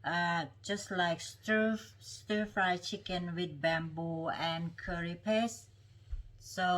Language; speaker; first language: English; non-native, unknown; Thai